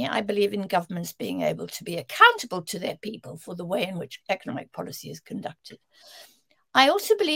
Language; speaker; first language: English; native; English